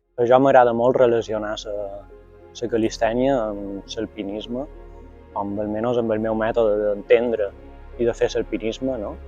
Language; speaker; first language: Catalan; native; Catalan